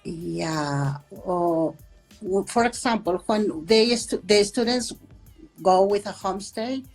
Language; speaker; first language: English; non-native, fluent; Spanish